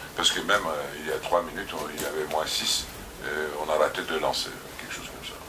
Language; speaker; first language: French; native; French